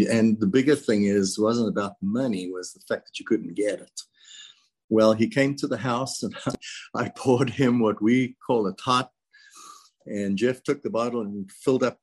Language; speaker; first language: English; native; English